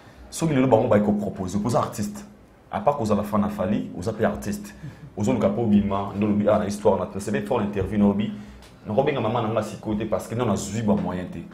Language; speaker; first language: French; non-native, local second language; Lingala